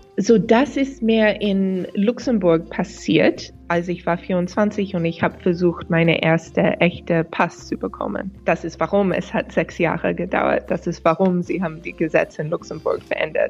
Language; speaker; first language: German; non-native, fluent; English